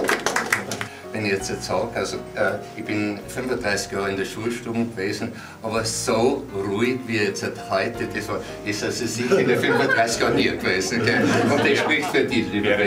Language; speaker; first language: German; native; German